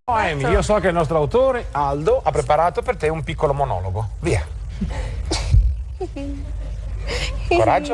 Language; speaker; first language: Italian; native; Italian